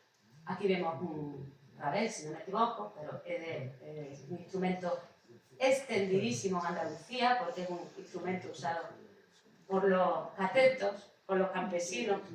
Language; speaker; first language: Spanish; native; Spanish